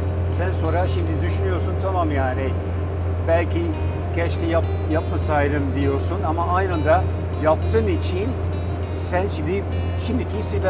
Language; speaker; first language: Turkish; non-native, fluent; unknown